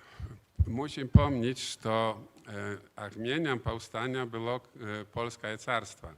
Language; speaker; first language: Polish; non-native, learner; Belarusian